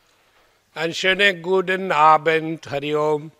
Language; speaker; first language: German; non-native, learner; Hindi